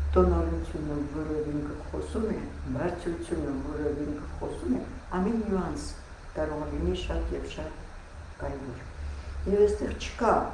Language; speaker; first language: Armenian; non-native, local second language; Russian